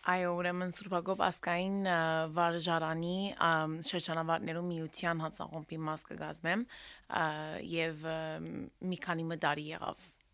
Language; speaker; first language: Armenian; native; Armenian